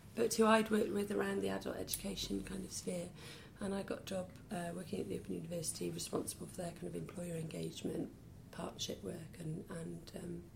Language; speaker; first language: English; native; English